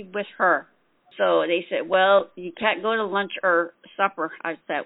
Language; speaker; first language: English; early bilingual, other home language; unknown